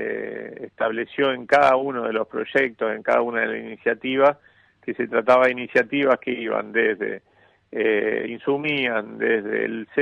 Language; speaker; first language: Spanish; native; Spanish